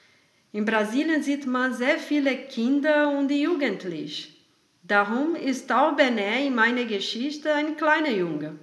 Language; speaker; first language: German; non-native, fluent; Portuguese